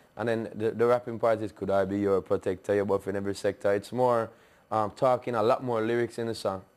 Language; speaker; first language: English; native; English